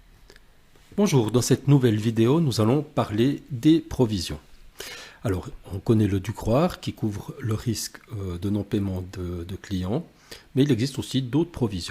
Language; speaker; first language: French; native; French